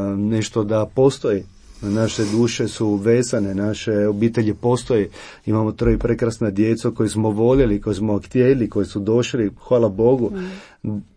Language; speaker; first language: Croatian; non-native, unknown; Italian